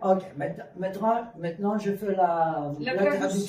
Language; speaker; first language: French; non-native, fluent; Greek